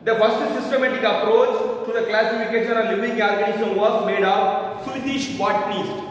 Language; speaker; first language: English; non-native, local second language; Tamil